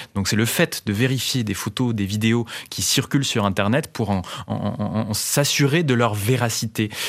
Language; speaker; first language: French; native; French